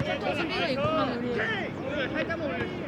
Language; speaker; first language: Korean; native; Korean